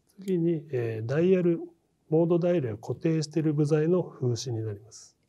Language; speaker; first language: Japanese; native; Japanese